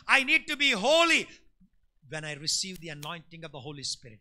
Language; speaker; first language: English; non-native, local second language; Telugu